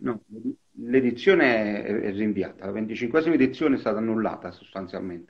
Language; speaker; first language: Italian; native; Italian